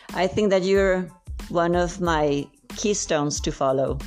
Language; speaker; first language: English; non-native, fluent; Spanish